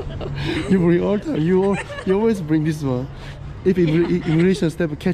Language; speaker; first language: English; non-native, learner; Korean